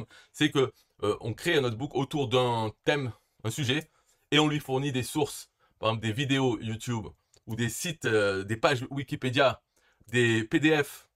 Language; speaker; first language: French; native; French